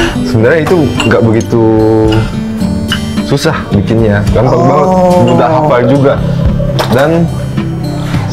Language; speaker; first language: Indonesian; non-native, fluent; Korean